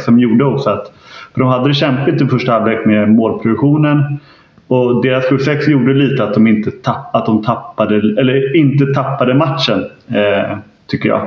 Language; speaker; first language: Swedish; native; Swedish